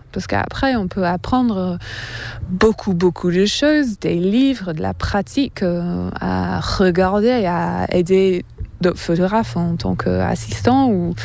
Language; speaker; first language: French; non-native, fluent; English